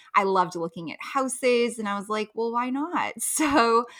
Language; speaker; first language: English; native; English